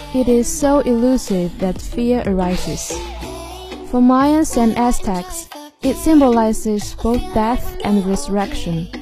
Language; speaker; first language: English; non-native, fluent; Chinese